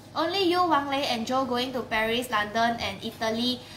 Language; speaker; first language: English; non-native, local second language; Chinese